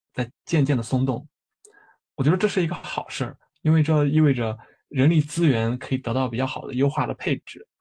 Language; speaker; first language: Chinese; native; Chinese